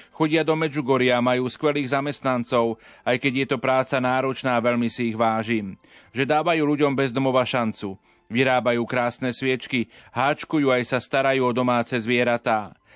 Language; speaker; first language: Slovak; native; Slovak